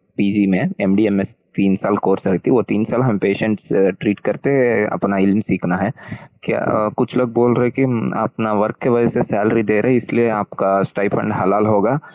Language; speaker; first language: Hindi; native; Hindi